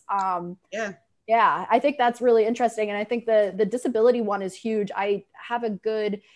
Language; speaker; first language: English; native; English